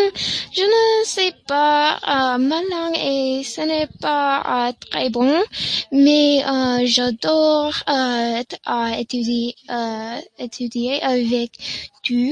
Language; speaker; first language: French; non-native, learner; English